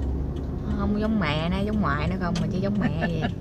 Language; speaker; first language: Vietnamese; native; Vietnamese